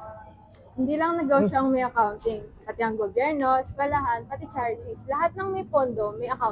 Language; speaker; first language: Filipino; native; Filipino